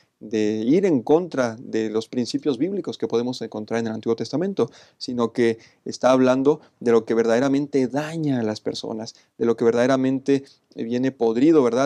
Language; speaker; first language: Spanish; native; Spanish